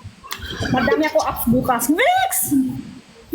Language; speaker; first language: Filipino; non-native, learner; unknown